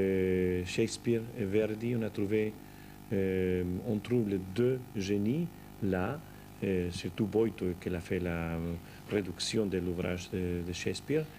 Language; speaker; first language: French; non-native, fluent; Spanish